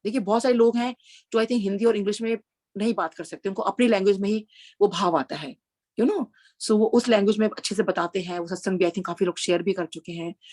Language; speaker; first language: Hindi; native; Hindi